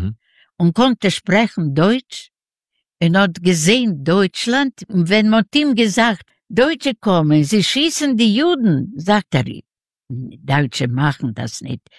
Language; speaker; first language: German; non-native, learner; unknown